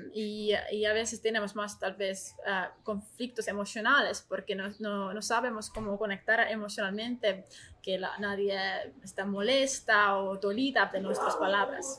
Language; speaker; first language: Spanish; non-native, learner; Estonian